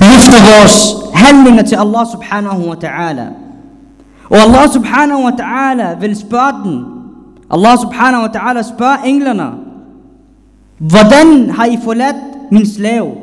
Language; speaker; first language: Danish; non-native, fluent; Arabic